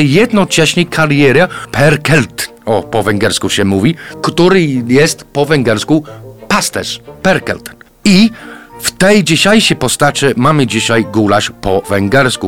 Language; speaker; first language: Polish; non-native, fluent; English